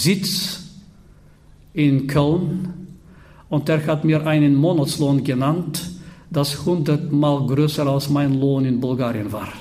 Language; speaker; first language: German; non-native, fluent; Bulgarian